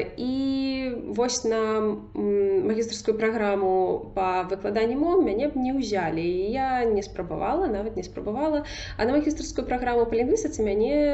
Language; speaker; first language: Belarusian; non-native, local second language; Russian